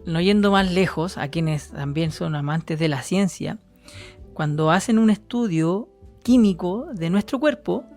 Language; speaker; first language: Spanish; native; Spanish